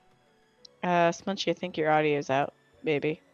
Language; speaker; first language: English; native; English